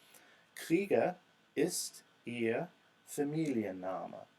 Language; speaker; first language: German; non-native, fluent; English